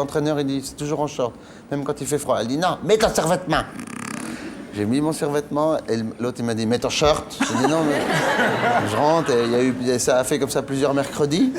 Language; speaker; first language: French; native; French